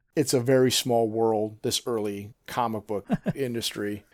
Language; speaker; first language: English; native; English